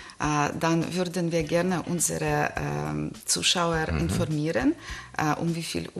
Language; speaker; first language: German; non-native, fluent; Russian